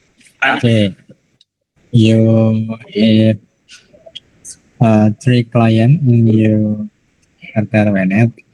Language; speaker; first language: English; non-native, learner; Indonesian